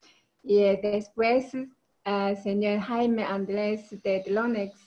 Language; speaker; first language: Spanish; non-native, learner; Chinese